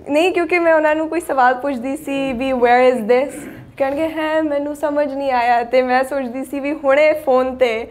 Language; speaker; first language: Punjabi; early bilingual, heritage; Punjabi